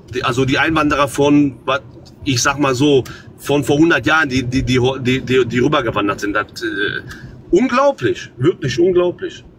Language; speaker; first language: German; early bilingual, other home language; Croatian